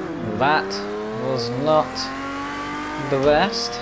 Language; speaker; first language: English; native; English